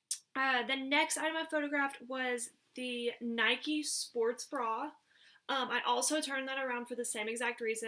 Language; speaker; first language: English; native; English